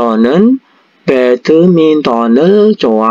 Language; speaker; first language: Korean; non-native, fluent; Indonesian